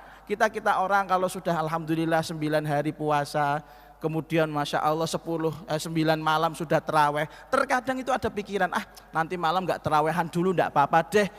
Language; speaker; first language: Indonesian; non-native, local second language; Javanese